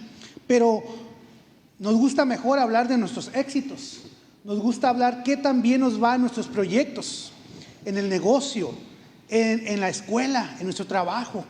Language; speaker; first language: Spanish; native; Spanish